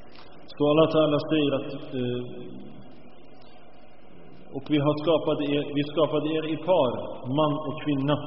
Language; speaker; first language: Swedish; early bilingual, other home language; Arabic